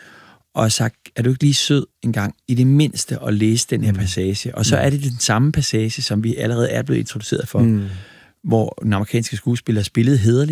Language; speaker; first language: Danish; native; Danish